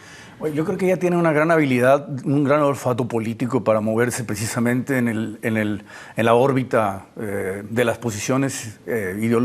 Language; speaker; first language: Spanish; native; Spanish